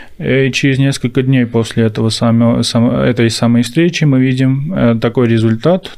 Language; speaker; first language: Russian; non-native, local second language; Armenian